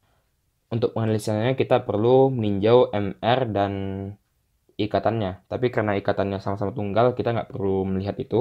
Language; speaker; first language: Indonesian; native; Indonesian